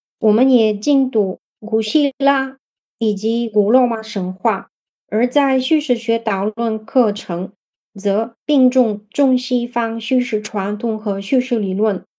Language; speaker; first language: Chinese; non-native, fluent; Bulgarian